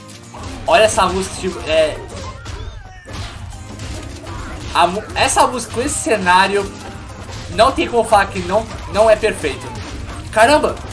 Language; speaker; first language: Portuguese; native; Portuguese